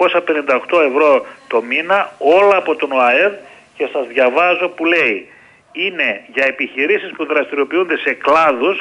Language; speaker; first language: Greek; native; Greek